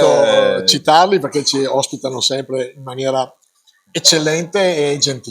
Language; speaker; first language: Italian; native; Italian